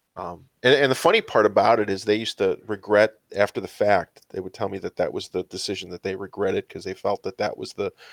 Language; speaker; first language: English; native; English